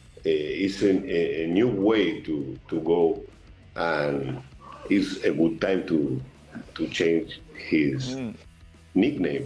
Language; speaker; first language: English; non-native, learner; Spanish